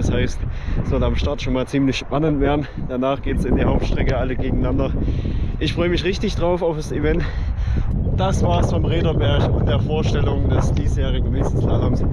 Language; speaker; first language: German; native; German